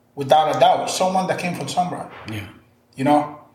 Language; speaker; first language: English; non-native, fluent; Spanish